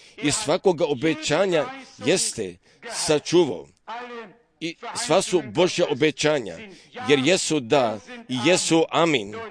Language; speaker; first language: Croatian; early bilingual, heritage; Serbian